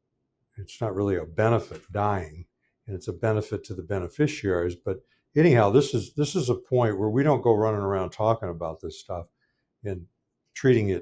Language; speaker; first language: English; native; English